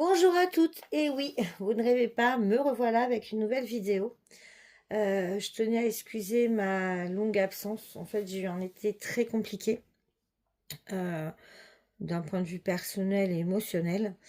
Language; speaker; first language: French; native; French